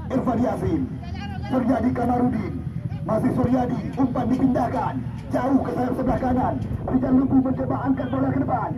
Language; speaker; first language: Indonesian; non-native, local second language; Achinese